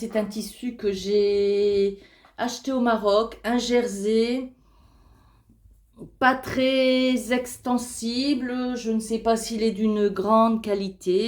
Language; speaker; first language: French; native; French